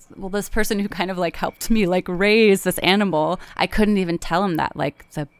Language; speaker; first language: English; native; English